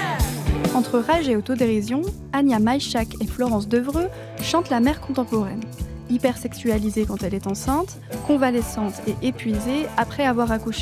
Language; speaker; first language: French; native; French